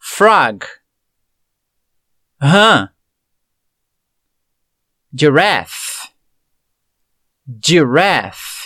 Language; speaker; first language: English; non-native, fluent; Portuguese